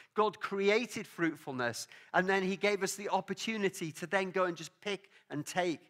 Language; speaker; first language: English; native; English